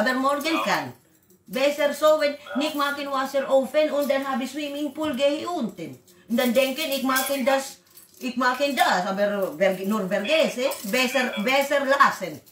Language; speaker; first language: German; non-native, learner; Waray